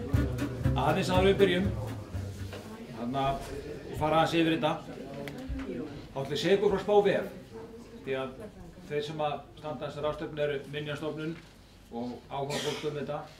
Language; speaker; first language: Icelandic; native; Icelandic